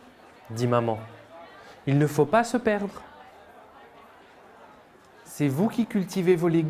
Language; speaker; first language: French; native; French